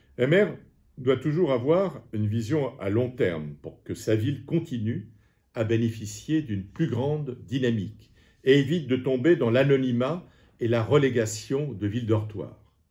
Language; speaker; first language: French; native; French